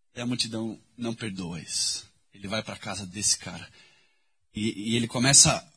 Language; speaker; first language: Portuguese; native; Portuguese